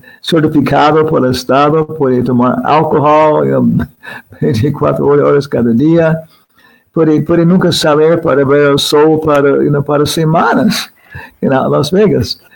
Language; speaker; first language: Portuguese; non-native, learner; English